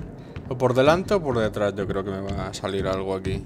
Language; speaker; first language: Spanish; native; Spanish